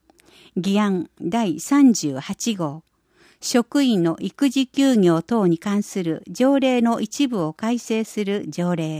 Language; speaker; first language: Japanese; native; Japanese